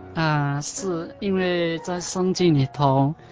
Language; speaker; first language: Chinese; non-native, local second language; Hakka Chinese